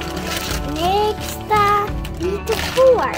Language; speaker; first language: Dutch; early bilingual, heritage; Dutch